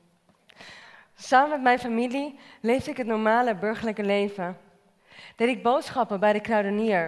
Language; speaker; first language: Dutch; native; Dutch